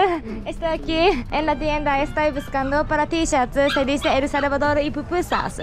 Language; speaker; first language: Spanish; non-native, learner; Japanese